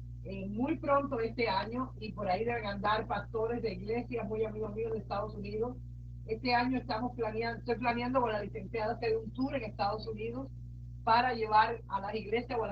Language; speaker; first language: Spanish; native; Spanish